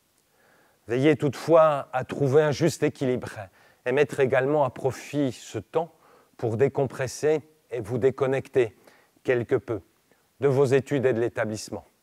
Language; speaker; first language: French; native; French